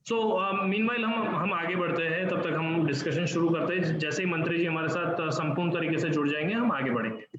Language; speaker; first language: Hindi; non-native, local second language; Gujarati